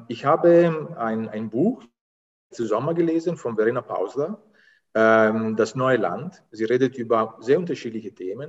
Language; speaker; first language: German; non-native, fluent; Italian